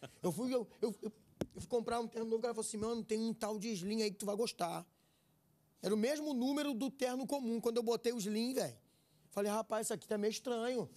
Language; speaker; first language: Portuguese; native; Portuguese